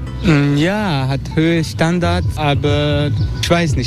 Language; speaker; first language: German; non-native, learner; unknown